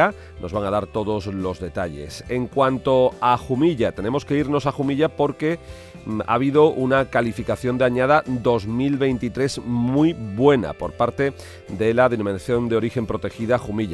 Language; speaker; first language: Spanish; native; Spanish